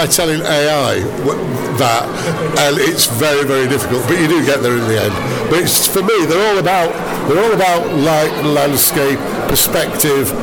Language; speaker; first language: English; native; English